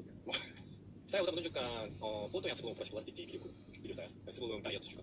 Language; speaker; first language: Indonesian; non-native, learner; Korean